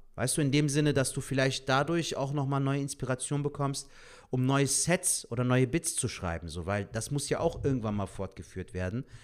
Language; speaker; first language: German; native; German